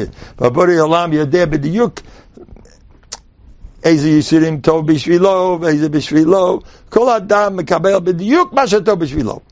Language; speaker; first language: Hebrew; non-native, fluent; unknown